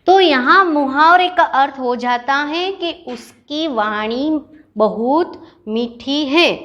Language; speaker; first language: Hindi; non-native, local second language; Gujarati